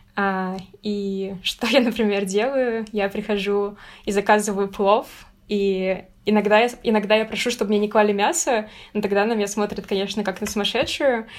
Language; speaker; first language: Russian; native; Russian